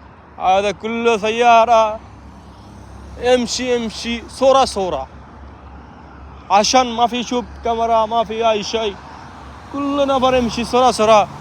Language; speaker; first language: Arabic; non-native, learner; Bangla